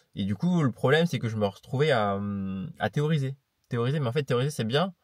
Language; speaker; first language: French; native; French